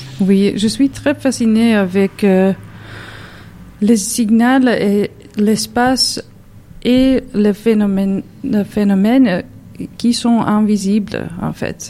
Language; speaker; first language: French; non-native, learner; Serbian